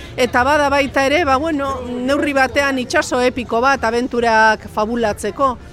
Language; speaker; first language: Basque; native; Basque